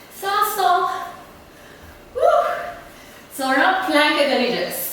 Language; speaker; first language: Turkish; non-native, fluent; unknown